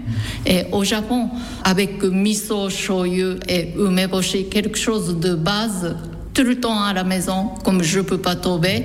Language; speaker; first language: French; non-native, fluent; Japanese